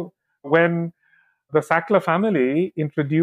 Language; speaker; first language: English; non-native, local second language; Bangla